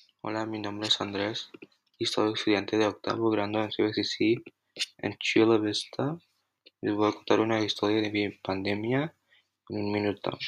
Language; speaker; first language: Spanish; early bilingual, heritage; Spanish